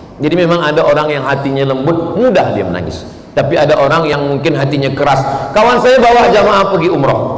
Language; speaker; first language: Malay; native; Malay